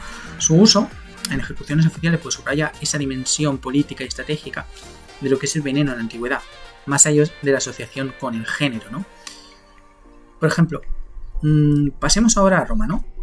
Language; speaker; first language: Spanish; native; Spanish